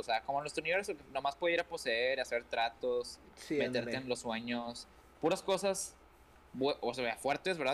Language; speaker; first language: Spanish; native; Spanish